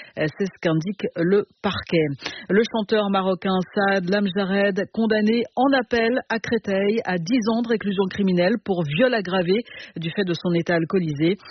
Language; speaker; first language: French; native; French